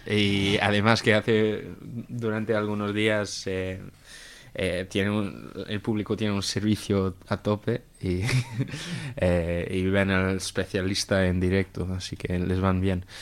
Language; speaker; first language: Spanish; non-native, fluent; English